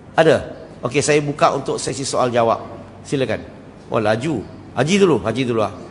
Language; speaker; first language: Malay; non-native, local second language; Chinese